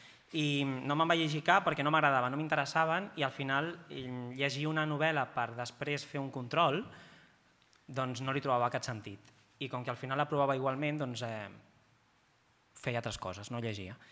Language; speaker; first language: Catalan; native; Catalan